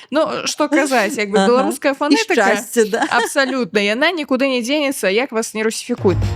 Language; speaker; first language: Belarusian; native; Belarusian